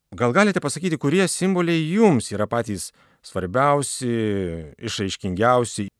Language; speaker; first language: Lithuanian; native; Lithuanian